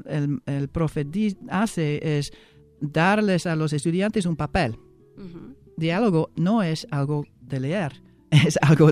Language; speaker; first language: Spanish; non-native, fluent; English